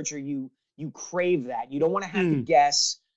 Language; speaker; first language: English; native; English